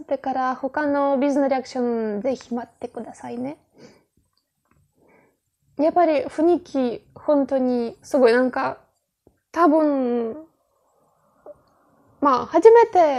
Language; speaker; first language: Japanese; non-native, fluent; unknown